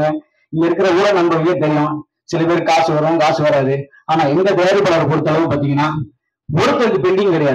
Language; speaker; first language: Tamil; native; Tamil